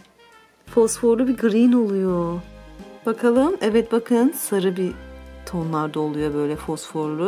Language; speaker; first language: Turkish; native; Turkish